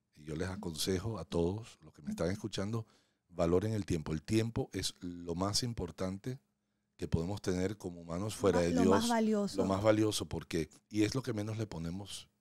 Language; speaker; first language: Spanish; non-native, local second language; Hungarian